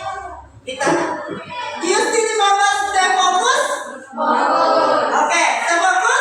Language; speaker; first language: English; non-native, learner; Indonesian